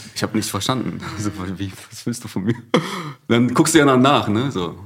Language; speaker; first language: German; early bilingual, other home language; Korean